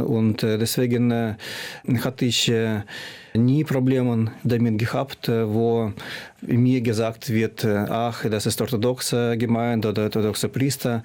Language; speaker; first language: German; non-native, fluent; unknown